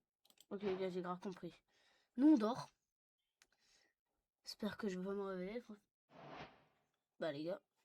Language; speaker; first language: French; native; French